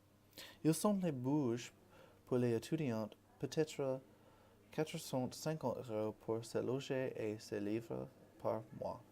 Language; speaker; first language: French; non-native, learner; English